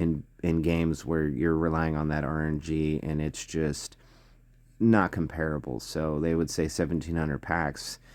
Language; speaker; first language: English; native; English